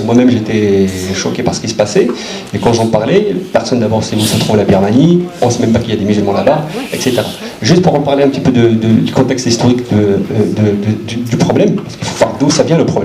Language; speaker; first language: French; native; French